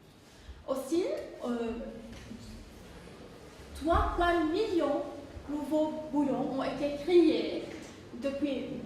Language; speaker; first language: French; non-native, fluent; English